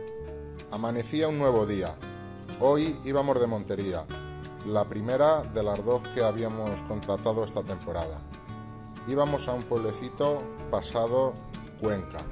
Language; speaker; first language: Spanish; native; Spanish